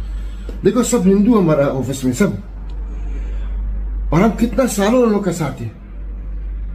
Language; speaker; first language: Hindi; non-native, learner; Arabic